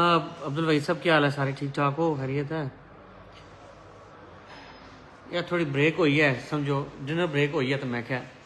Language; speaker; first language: Hindi; non-native, local second language; Punjabi